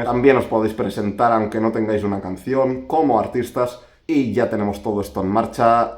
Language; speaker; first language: Spanish; native; Spanish